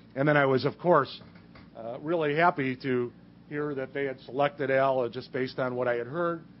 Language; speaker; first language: English; native; English